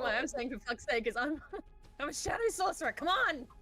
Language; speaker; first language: English; native; English